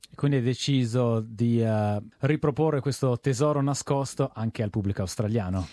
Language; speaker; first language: Italian; native; Italian